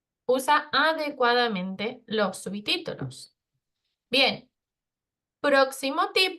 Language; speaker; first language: Spanish; non-native, fluent; Portuguese